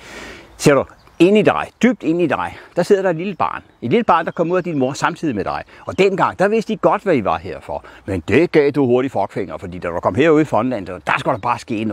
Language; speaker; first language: Danish; native; Danish